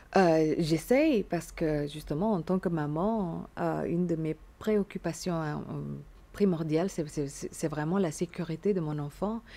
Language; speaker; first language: French; non-native, fluent; Indonesian